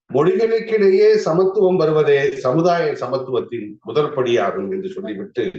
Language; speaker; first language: Tamil; native; Tamil